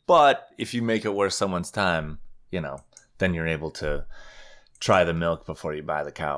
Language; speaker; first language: English; native; English